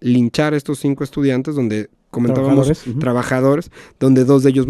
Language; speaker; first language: Spanish; native; Spanish